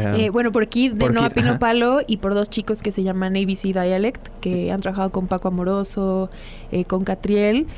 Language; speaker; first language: Spanish; native; Spanish